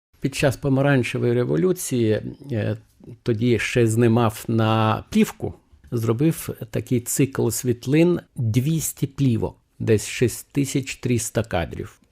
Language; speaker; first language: Ukrainian; non-native, fluent; Lithuanian